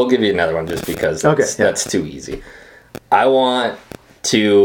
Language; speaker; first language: English; native; English